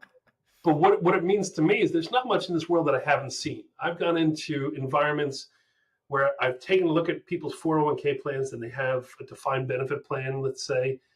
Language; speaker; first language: English; native; English